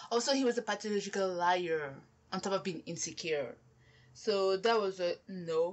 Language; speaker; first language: English; non-native, local second language; French